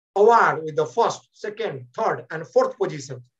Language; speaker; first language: English; non-native, local second language; Nepali